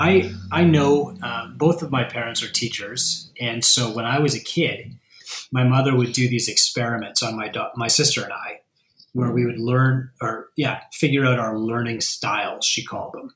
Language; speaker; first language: English; native; English